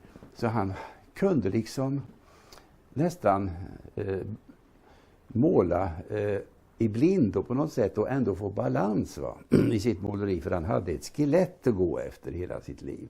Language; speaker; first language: Swedish; native; Swedish